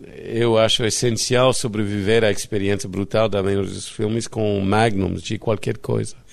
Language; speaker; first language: Portuguese; non-native, fluent; English